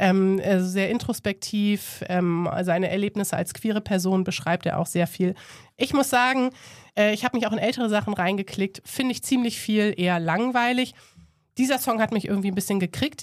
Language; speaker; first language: German; native; German